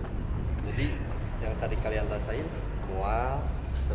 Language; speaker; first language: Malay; non-native, local second language; Sundanese